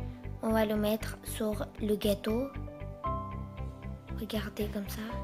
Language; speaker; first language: French; non-native, fluent; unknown